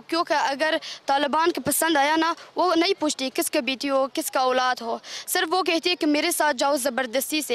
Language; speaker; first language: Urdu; non-native, learner; Persian